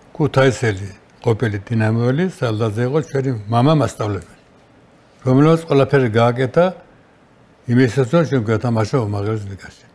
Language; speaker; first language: Georgian; native; Georgian